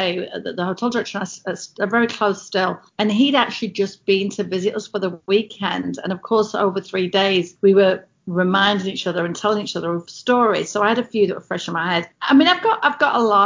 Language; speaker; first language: English; native; English